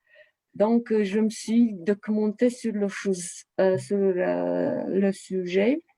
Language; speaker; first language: French; non-native, fluent; Romanian